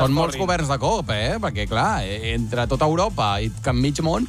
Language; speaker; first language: Catalan; native; Catalan